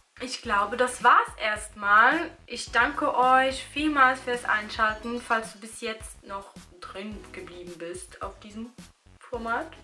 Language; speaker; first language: German; early bilingual, other home language; Albanian